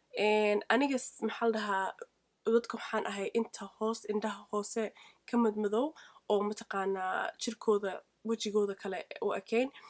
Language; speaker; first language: Somali; early bilingual, heritage; Somali